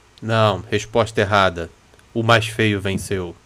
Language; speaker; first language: Portuguese; native; Portuguese